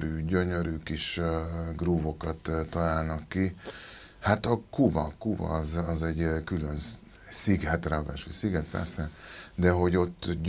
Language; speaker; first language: Hungarian; non-native, local second language; Spanish